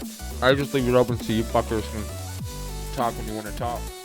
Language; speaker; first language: English; native; English